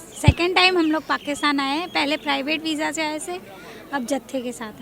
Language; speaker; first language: Hindi; non-native, local second language; Sindhi